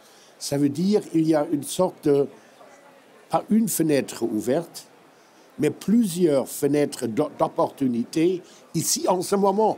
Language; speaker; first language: French; non-native, fluent; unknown